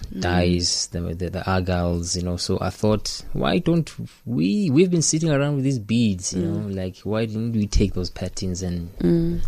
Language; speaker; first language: English; non-native, local second language; Xhosa